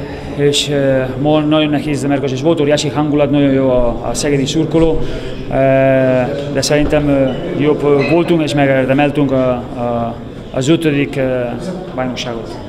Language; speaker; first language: Hungarian; non-native, learner; Spanish